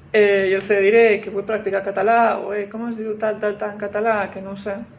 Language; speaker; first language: Catalan; non-native, local second language; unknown